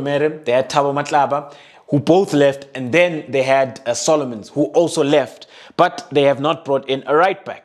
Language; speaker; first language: English; non-native, local second language; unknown